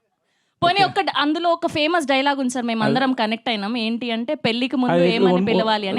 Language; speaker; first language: Telugu; native; Telugu